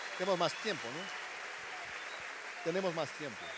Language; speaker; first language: Spanish; non-native, learner; Portuguese